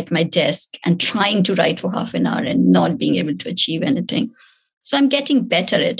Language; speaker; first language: English; non-native, local second language; Hindi